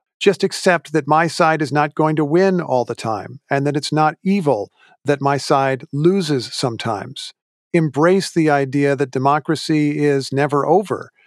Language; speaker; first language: English; native; English